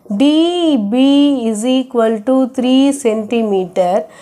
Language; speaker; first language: English; non-native, local second language; Tamil